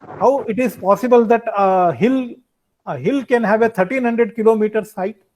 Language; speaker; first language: Hindi; native; Hindi